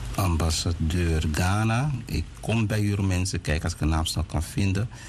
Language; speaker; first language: Dutch; native; Dutch